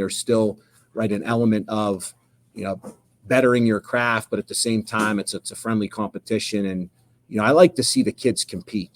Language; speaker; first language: English; native; English